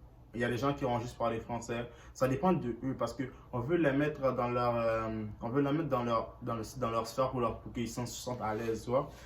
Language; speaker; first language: French; early bilingual, other home language; Haitian Creole